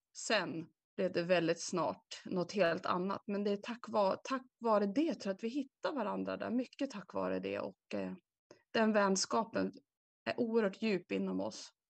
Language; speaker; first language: Swedish; native; Swedish